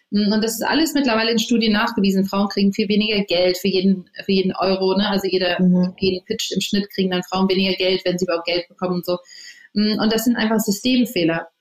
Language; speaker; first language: German; early bilingual, other home language; English